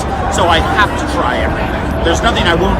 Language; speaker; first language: English; native; English